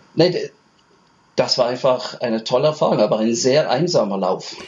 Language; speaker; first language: German; non-native, fluent; Norwegian